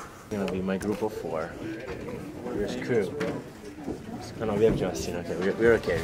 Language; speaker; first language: English; non-native, fluent; Italian